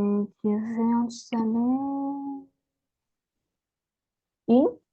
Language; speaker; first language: French; non-native, learner; Spanish